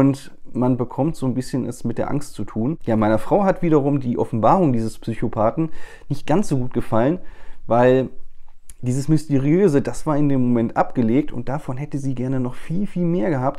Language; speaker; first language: German; native; German